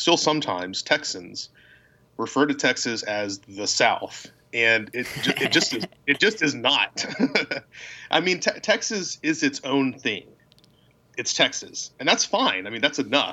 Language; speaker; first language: English; native; English